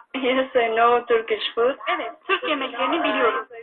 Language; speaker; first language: Turkish; non-native, fluent; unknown